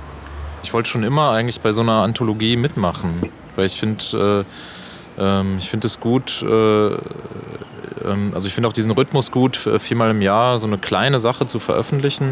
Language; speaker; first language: German; native; German